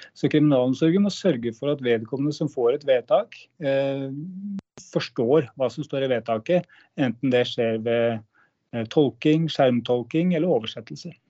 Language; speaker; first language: Norwegian; native; Norwegian